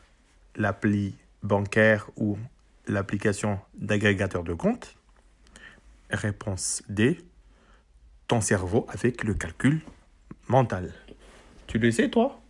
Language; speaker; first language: French; native; French